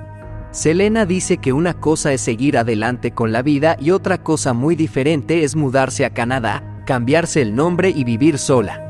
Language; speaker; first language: Spanish; native; Spanish